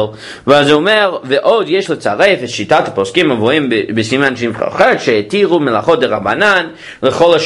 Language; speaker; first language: Hebrew; non-native, fluent; English